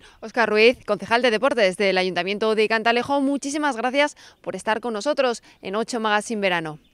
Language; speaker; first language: Spanish; native; Spanish